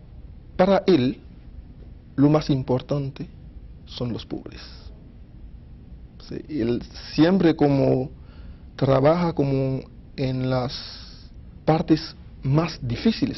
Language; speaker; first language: Spanish; non-native, fluent; Haitian Creole